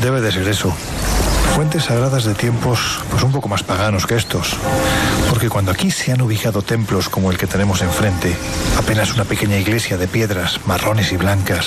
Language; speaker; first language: Spanish; native; Spanish